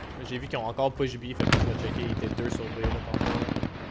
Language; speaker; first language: French; native; French